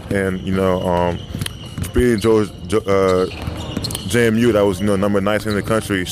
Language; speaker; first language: English; non-native, fluent; French